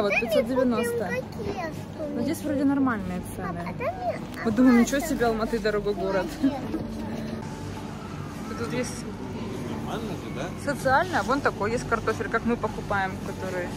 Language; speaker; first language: Russian; native; Russian